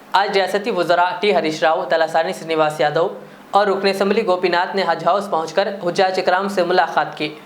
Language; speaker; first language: Urdu; native; Urdu